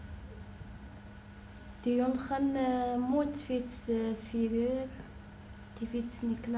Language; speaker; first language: Dutch; non-native, learner; Arabic